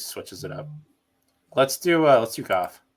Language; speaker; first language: English; native; English